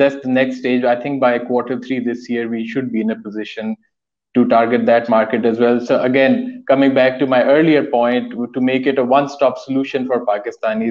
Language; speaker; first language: English; non-native, local second language; Urdu